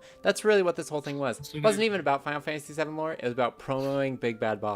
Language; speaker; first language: English; native; English